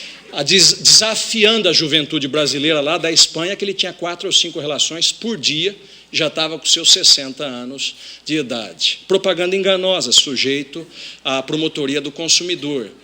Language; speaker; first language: Portuguese; native; Portuguese